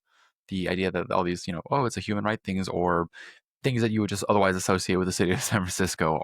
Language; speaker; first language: English; native; English